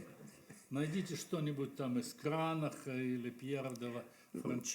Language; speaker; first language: Russian; native; Russian